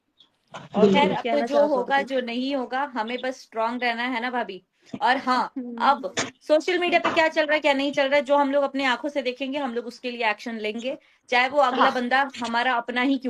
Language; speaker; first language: Hindi; native; Hindi